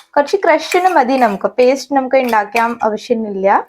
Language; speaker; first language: Malayalam; non-native, fluent; Hindi